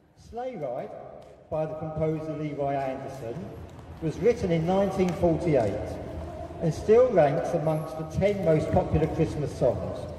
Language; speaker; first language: English; native; English